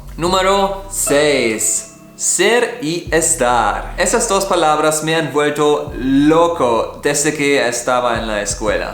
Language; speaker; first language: Spanish; non-native, fluent; German